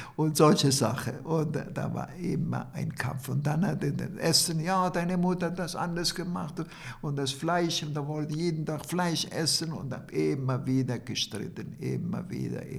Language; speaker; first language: German; non-native, fluent; Italian